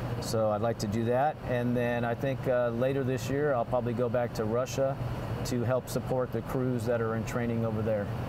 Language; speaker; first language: English; early bilingual, other home language; Spanish